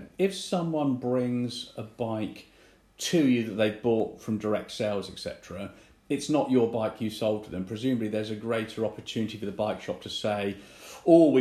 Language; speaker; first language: English; native; English